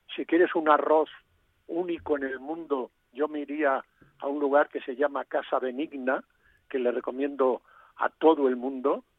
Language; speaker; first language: Spanish; non-native, local second language; Galician